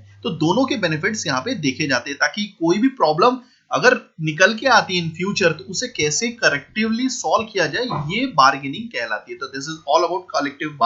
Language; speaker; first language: Hindi; native; Hindi